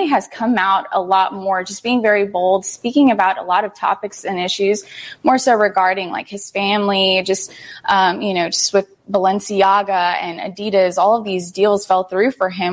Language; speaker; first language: English; early bilingual, other home language; Spanish